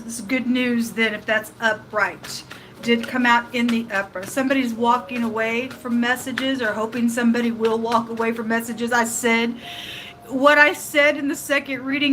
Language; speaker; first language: English; native; English